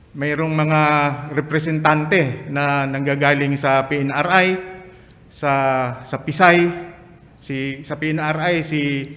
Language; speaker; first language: Filipino; non-native, local second language; Cebuano